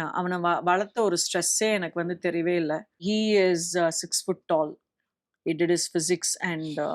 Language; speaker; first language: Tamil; native; Tamil